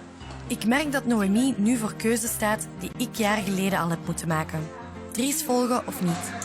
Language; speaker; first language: Dutch; native; Dutch